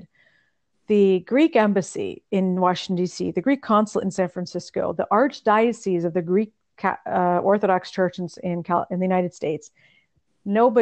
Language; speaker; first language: English; early bilingual, other home language; Russian